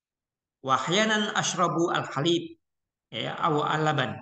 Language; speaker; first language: Arabic; non-native, fluent; Indonesian